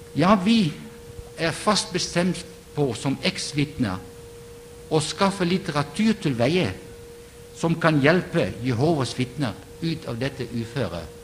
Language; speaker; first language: Norwegian; non-native, fluent; Dutch